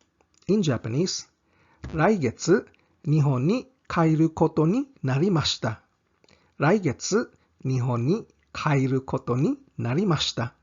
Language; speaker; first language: Japanese; non-native, fluent; English